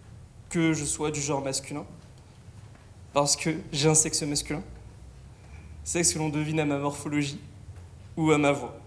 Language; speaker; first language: French; native; French